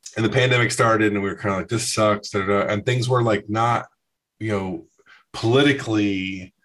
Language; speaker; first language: English; native; English